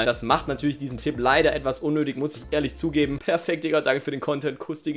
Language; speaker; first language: German; native; German